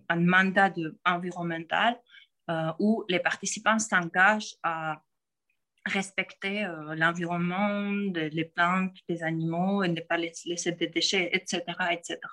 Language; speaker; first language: French; non-native, fluent; Georgian